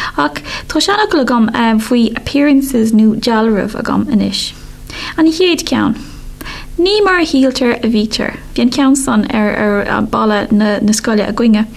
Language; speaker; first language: Irish; non-native, local second language; English